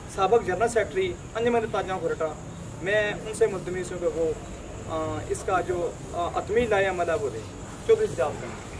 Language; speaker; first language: Urdu; non-native, local second language; Pahari-Potwari